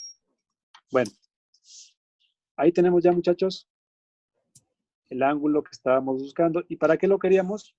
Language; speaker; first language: Spanish; native; Spanish